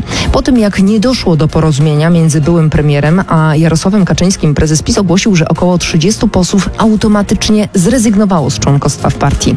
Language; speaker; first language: Polish; native; Polish